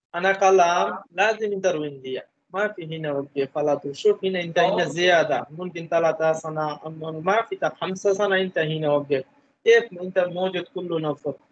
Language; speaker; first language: Arabic; non-native, learner; Bangla